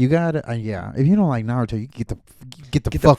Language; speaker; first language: English; native; English